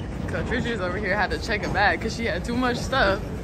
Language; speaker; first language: English; native; English